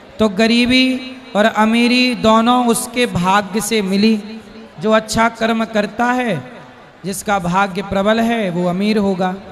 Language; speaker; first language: Hindi; native; Hindi